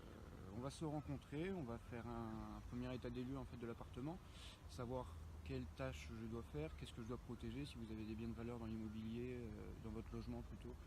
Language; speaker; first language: French; native; French